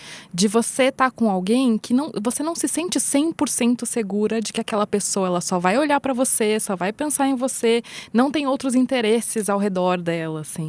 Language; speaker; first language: Portuguese; native; Portuguese